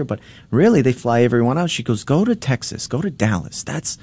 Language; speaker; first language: English; early bilingual, other home language; Polish